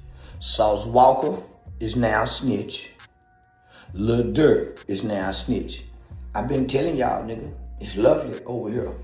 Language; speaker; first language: English; native; English